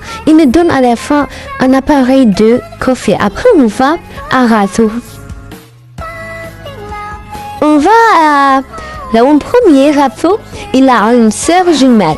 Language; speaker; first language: French; non-native, learner; Arabic